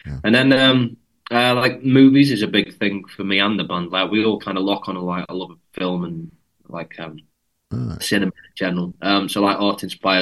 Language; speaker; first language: English; native; English